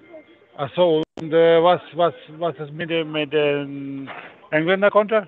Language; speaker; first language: German; non-native, fluent; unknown